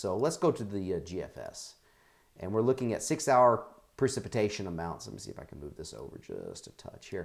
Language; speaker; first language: English; native; English